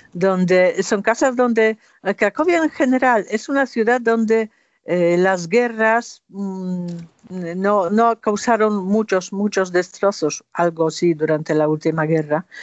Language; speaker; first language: Spanish; non-native, fluent; Polish